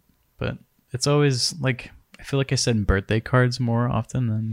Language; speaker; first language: English; native; English